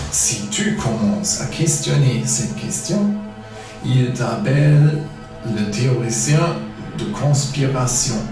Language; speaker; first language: French; non-native, fluent; German